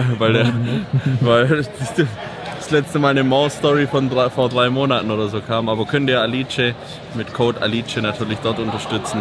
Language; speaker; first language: German; native; German